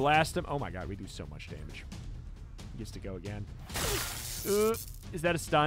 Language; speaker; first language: English; native; English